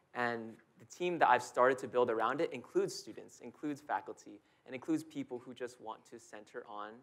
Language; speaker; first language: English; native; English